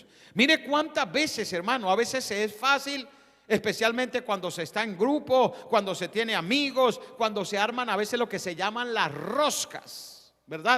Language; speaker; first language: Spanish; native; Spanish